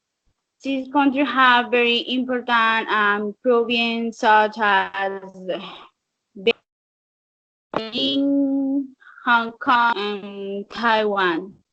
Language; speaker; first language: English; non-native, learner; Spanish